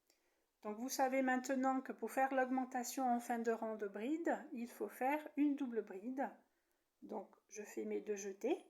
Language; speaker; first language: French; native; French